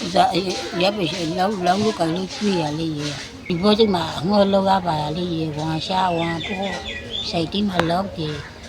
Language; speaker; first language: Burmese; native; Burmese